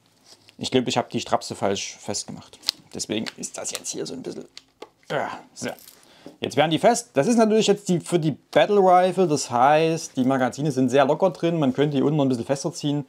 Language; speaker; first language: German; native; German